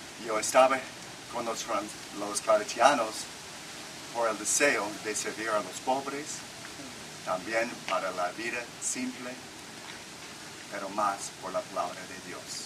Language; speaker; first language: Spanish; non-native, learner; English